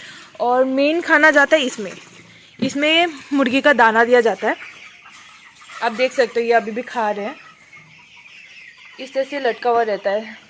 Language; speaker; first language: Hindi; native; Hindi